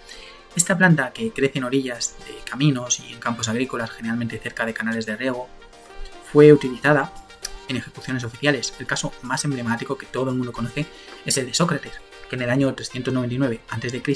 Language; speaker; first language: Spanish; native; Spanish